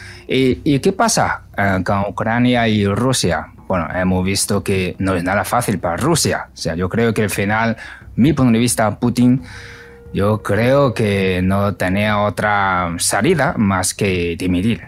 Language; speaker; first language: Spanish; non-native, fluent; Chinese